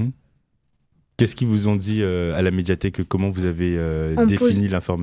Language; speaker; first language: French; native; French